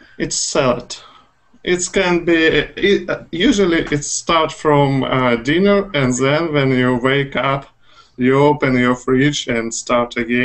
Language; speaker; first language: English; non-native, fluent; Russian